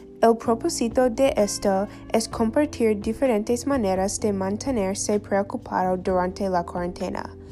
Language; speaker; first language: Spanish; non-native, learner; English